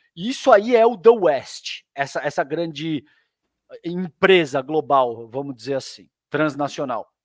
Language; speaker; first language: Portuguese; native; Portuguese